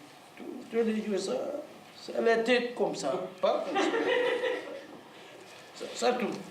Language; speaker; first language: French; non-native, learner; Arabic